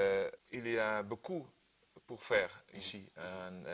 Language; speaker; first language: French; non-native, learner; Dutch